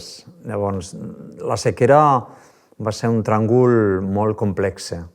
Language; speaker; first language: Catalan; native; Catalan